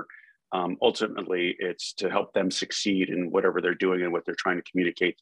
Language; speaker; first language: English; native; English